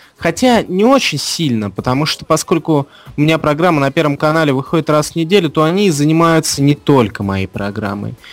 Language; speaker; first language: Russian; non-native, fluent; English